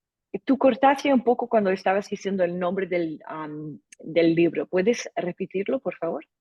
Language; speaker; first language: Spanish; non-native, fluent; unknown